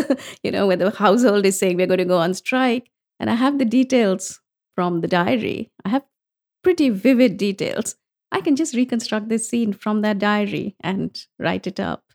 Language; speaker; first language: English; non-native, local second language; Bangla